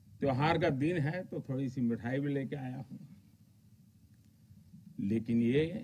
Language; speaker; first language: Hindi; non-native, local second language; Gujarati